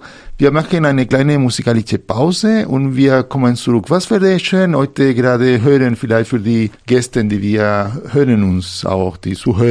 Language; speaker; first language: German; non-native, fluent; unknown